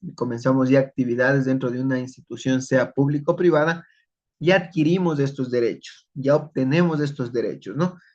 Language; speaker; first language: Spanish; native; Spanish